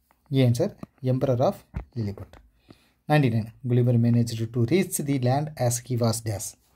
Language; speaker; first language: English; non-native, local second language; Tamil